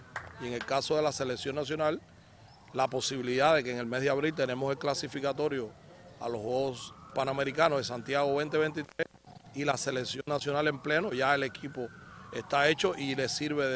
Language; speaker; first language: Spanish; native; Spanish